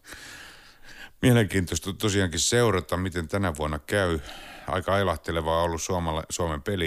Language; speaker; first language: Finnish; native; Finnish